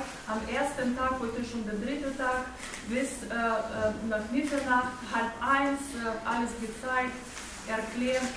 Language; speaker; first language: German; early bilingual, other home language; Turkish